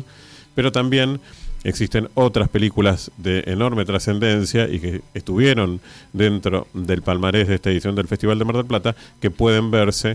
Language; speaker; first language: Spanish; native; Spanish